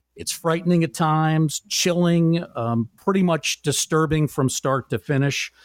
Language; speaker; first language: English; native; English